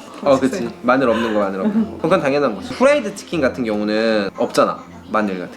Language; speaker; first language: Korean; native; Korean